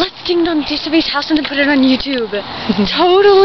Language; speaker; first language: English; native; English